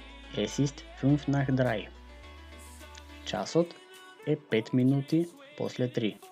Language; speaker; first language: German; non-native, fluent; Macedonian